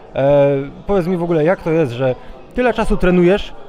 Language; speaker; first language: Polish; native; Polish